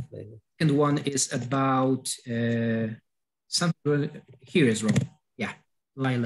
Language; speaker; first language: English; non-native, fluent; Polish